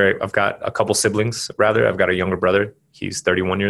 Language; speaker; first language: English; native; English